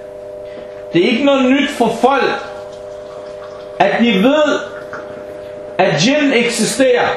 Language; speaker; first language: Danish; early bilingual, heritage; Danish